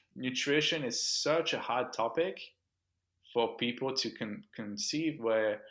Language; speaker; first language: English; non-native, local second language; French